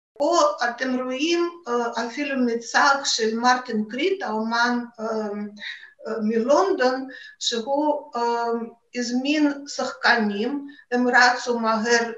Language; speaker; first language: Hebrew; non-native, fluent; Russian